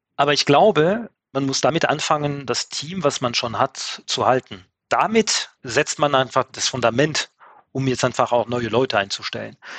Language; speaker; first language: German; non-native, fluent; French